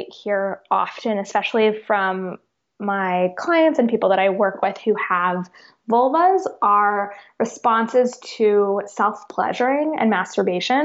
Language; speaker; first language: English; native; English